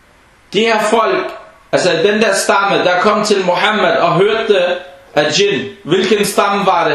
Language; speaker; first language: Danish; non-native, fluent; Arabic